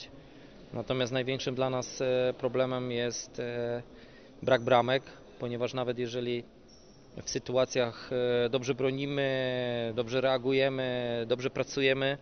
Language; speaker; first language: Polish; native; Polish